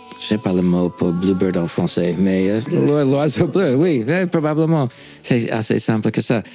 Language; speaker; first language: French; non-native, fluent; English